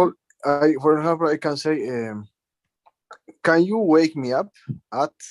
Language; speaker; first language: English; non-native, learner; Spanish